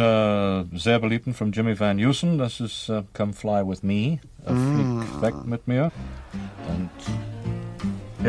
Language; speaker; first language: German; non-native, learner; English